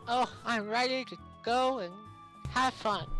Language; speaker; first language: English; native; English